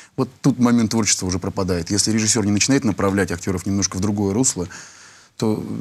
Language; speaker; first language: Russian; native; Russian